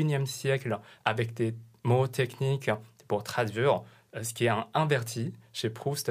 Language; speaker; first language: French; non-native, fluent; Chinese